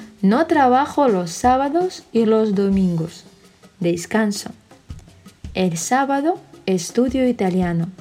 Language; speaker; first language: Spanish; non-native, fluent; Russian